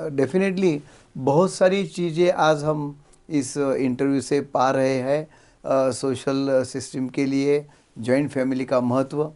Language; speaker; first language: Hindi; non-native, local second language; Marathi